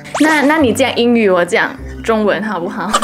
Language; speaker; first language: Chinese; non-native, fluent; Thai